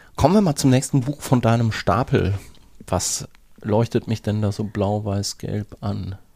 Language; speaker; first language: German; native; German